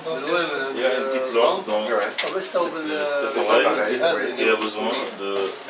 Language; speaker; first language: French; non-native, fluent; Arabic